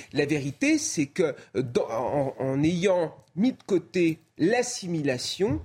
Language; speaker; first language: French; native; French